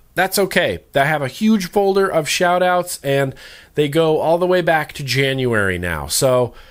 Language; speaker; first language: English; native; English